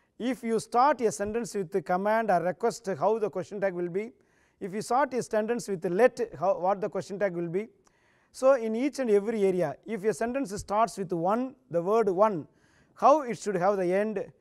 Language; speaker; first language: English; non-native, local second language; Tamil